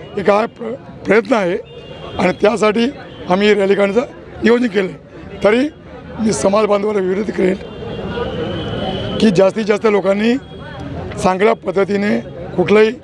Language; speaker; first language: Marathi; non-native, local second language; Lambadi